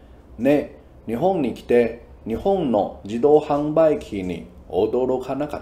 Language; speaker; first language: Japanese; non-native, fluent; Chinese